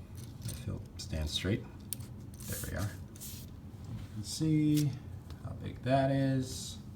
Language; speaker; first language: English; native; English